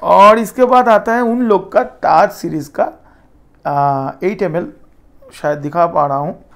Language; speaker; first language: Hindi; non-native, local second language; Bangla